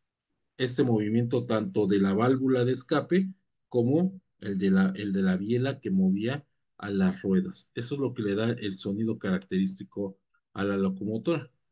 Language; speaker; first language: Spanish; native; Spanish